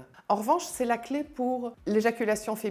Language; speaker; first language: French; native; French